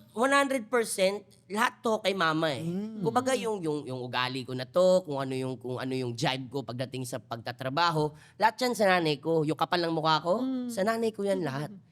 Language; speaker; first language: Filipino; non-native, local second language; Cebuano